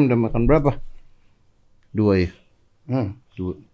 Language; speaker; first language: Indonesian; native; Indonesian